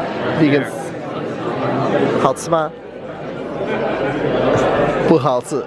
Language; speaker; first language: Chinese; non-native, learner; English